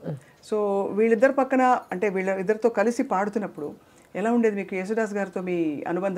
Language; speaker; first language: Telugu; native; Telugu